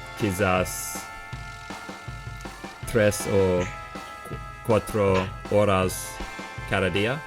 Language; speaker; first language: Spanish; non-native, learner; English